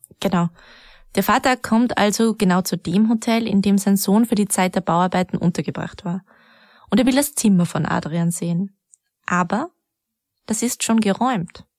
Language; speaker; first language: German; native; German